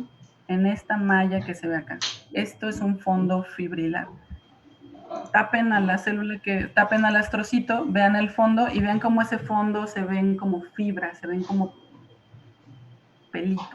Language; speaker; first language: Spanish; native; Spanish